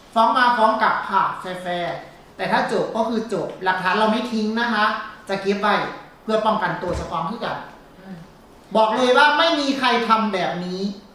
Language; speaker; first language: Thai; native; Thai